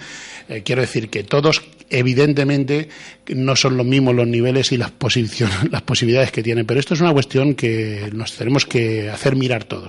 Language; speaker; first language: Spanish; native; Spanish